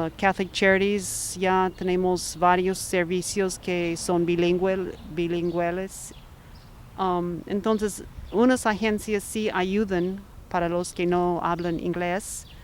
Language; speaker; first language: Spanish; non-native, fluent; English